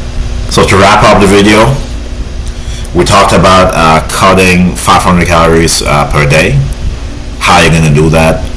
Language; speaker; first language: English; native; English